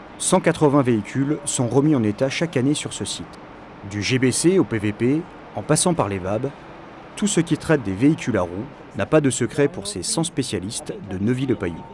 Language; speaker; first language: French; native; French